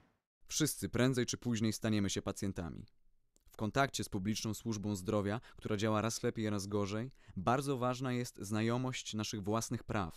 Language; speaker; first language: Polish; native; Polish